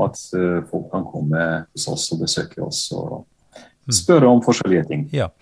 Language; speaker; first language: Norwegian; non-native, fluent; Bosnian